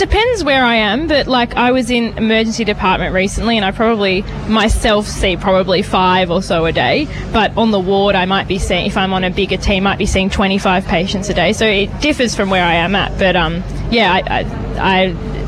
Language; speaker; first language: English; native; English